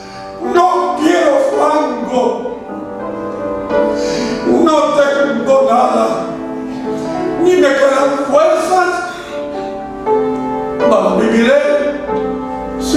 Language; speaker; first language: Spanish; native; Spanish